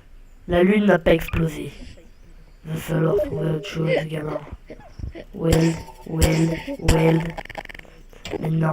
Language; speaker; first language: French; native; French